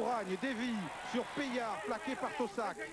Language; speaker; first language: French; native; French